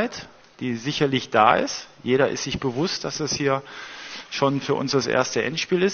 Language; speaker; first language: German; native; German